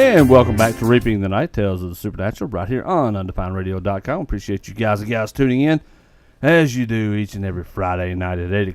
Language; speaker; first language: English; native; English